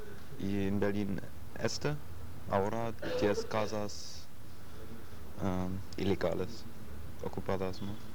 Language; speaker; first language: Spanish; non-native, learner; German